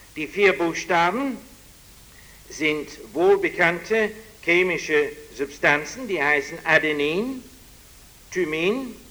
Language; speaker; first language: German; non-native, fluent; English